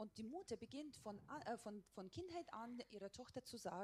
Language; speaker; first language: German; non-native, learner; Russian